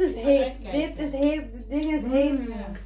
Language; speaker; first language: Dutch; native; Dutch